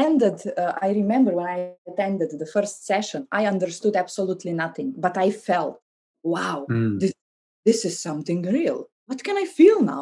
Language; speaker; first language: English; non-native, fluent; Slovenian